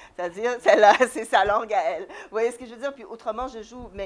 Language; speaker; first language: French; native; French